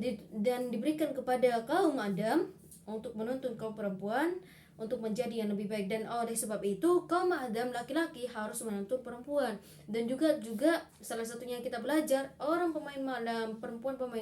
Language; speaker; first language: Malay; non-native, local second language; Madurese